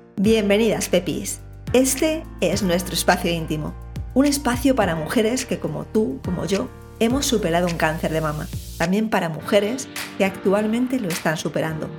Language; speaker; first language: Spanish; native; Spanish